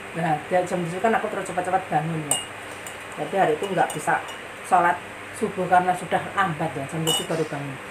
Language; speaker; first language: Indonesian; native; Indonesian